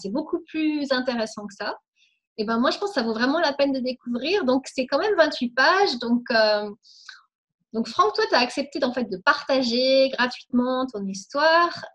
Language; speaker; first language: French; native; French